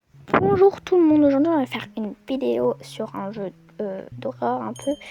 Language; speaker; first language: French; native; French